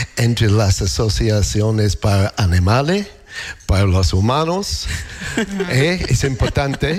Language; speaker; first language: Spanish; non-native, learner; English